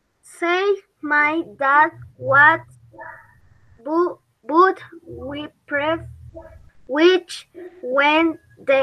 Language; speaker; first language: English; non-native, learner; Spanish